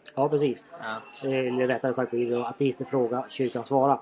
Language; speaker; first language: Swedish; native; Swedish